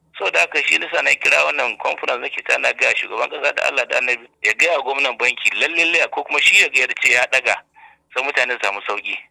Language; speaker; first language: Hausa; native; Hausa